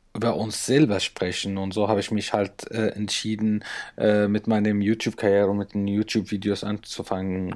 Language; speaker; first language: German; non-native, fluent; Arabic